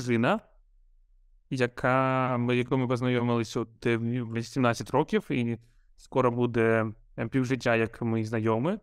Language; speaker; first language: Ukrainian; non-native, local second language; Russian